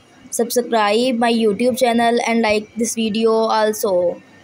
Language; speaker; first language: English; non-native, local second language; Urdu